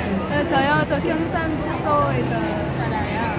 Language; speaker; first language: Korean; non-native, learner; Vietnamese